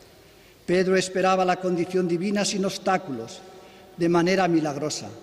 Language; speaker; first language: Spanish; native; Spanish